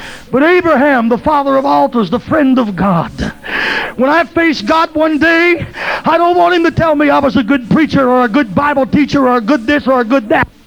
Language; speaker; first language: English; native; English